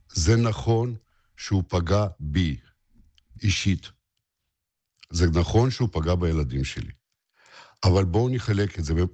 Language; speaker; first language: Hebrew; non-native, fluent; Russian